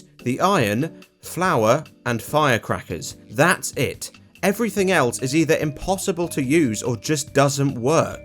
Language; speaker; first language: English; native; English